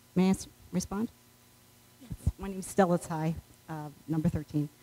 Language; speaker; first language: English; native; English